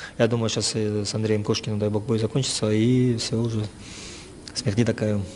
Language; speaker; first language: Russian; non-native, local second language; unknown